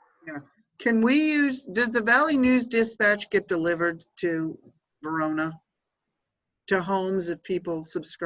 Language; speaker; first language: English; native; English